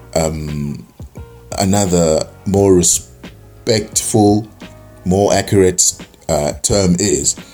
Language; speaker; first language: English; non-native, local second language; Zulu